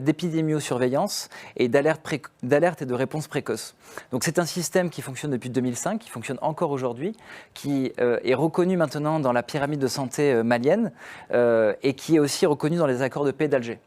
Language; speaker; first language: French; native; French